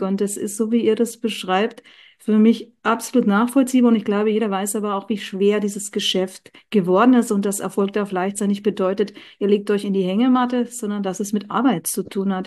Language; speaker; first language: German; native; German